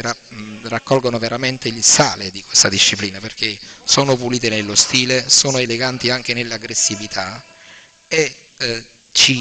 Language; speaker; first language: Italian; native; Italian